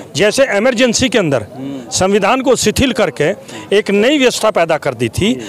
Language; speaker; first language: Hindi; native; Hindi